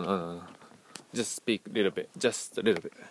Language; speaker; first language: English; non-native, learner; Japanese